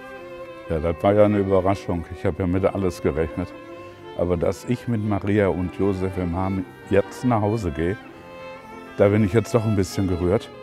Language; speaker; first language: German; native; German